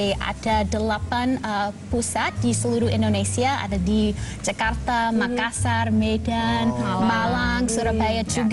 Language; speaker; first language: Indonesian; non-native, fluent; English